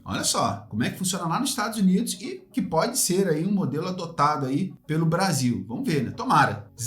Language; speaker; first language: Portuguese; native; Portuguese